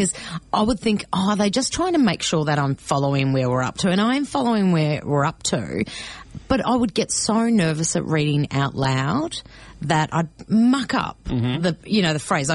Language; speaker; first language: English; early bilingual, other home language; Greek